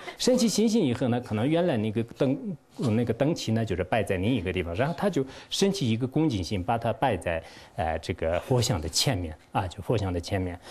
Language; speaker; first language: Chinese; non-native, local second language; Tibetan